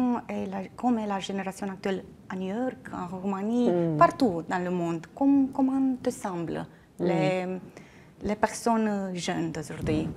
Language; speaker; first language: French; non-native, fluent; Romanian